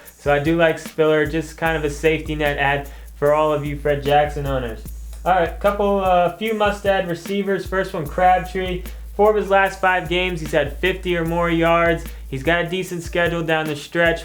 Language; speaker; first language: English; native; English